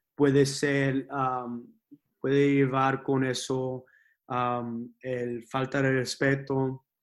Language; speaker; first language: Spanish; early bilingual, heritage; Spanish